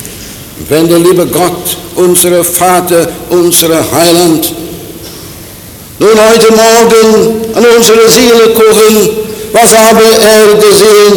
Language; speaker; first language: German; non-native, fluent; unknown